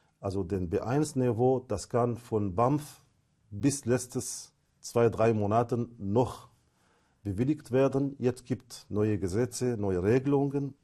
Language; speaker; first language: German; non-native, fluent; Arabic